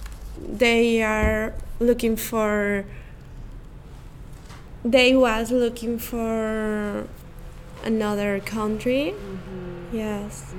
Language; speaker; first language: English; non-native, learner; Spanish